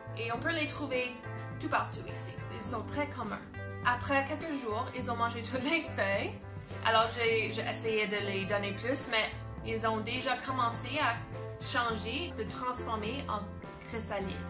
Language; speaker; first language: French; non-native, fluent; English